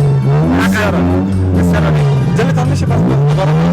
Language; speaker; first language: Persian; native; Persian